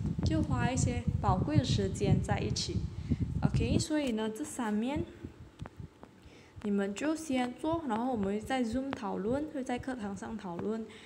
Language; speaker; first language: Chinese; native; Chinese